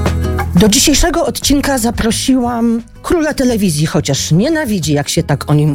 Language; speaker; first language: Polish; native; Polish